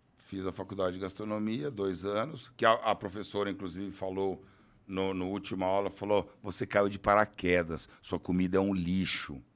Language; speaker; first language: Portuguese; native; Portuguese